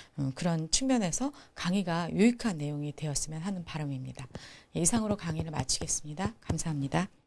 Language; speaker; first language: Korean; native; Korean